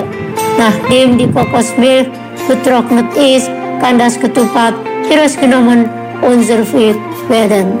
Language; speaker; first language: German; non-native, learner; Indonesian